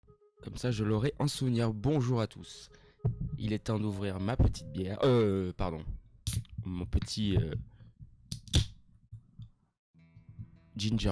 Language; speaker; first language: French; native; French